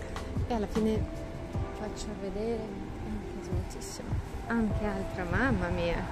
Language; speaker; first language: Italian; non-native, learner; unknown